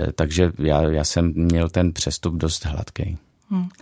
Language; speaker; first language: Czech; native; Czech